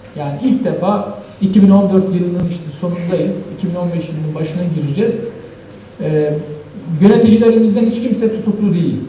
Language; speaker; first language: Turkish; native; Turkish